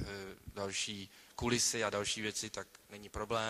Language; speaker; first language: Czech; native; Czech